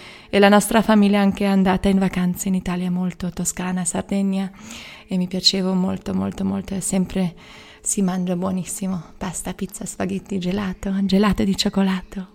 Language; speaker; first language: Italian; non-native, learner; Swiss German